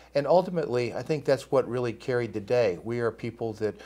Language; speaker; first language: English; native; English